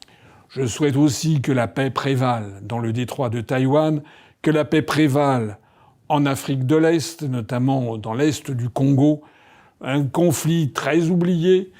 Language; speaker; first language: French; native; French